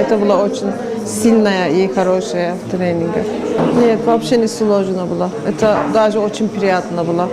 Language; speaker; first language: Russian; non-native, learner; Turkish